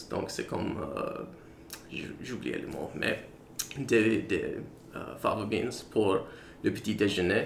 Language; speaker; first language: French; non-native, learner; English